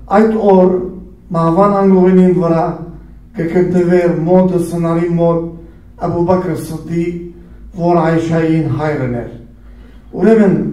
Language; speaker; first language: Armenian; early bilingual, heritage; Armenian